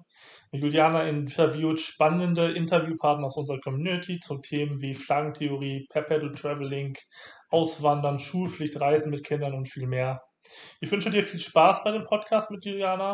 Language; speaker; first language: German; native; German